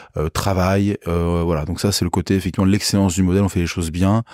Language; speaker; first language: French; native; French